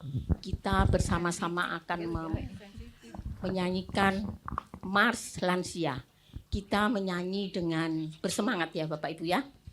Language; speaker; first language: Indonesian; native; Indonesian